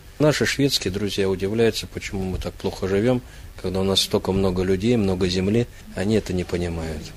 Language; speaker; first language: Russian; native; Russian